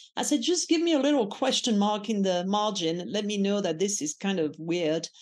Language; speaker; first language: English; non-native, fluent; French